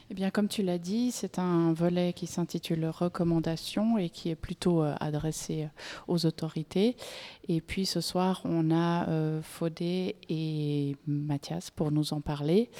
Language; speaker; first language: French; native; French